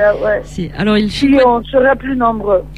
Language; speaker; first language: French; non-native, learner; Italian